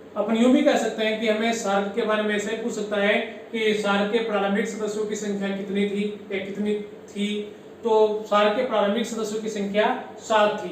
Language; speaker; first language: Hindi; native; Hindi